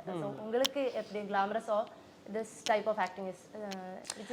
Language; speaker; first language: Tamil; non-native, learner; Malayalam